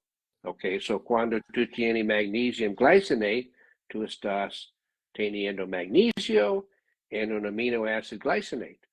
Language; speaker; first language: Spanish; non-native, learner; English